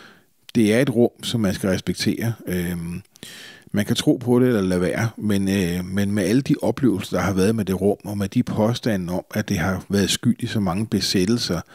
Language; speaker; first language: Danish; native; Danish